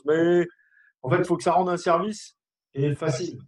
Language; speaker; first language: French; native; French